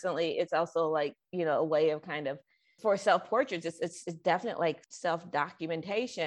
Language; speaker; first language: English; native; English